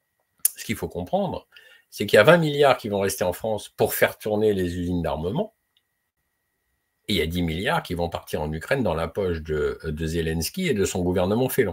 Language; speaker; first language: French; native; French